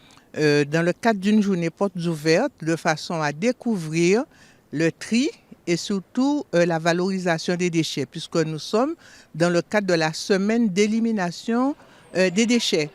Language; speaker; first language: French; native; French